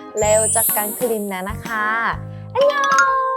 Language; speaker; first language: Thai; non-native, learner; Korean